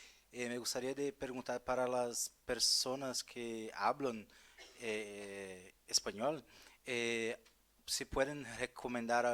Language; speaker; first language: Spanish; non-native, learner; Portuguese